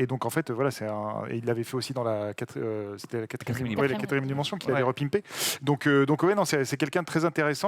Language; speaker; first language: French; native; French